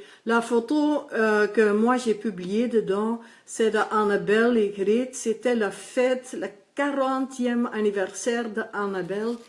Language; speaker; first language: French; non-native, local second language; Dutch